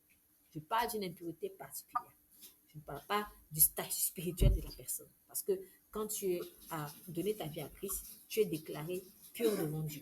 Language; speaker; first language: French; native; French